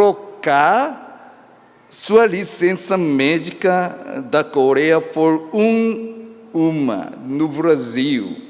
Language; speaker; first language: Portuguese; non-native, fluent; Korean